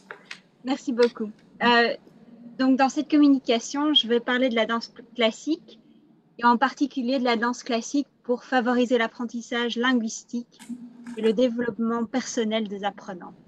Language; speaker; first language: French; non-native, fluent; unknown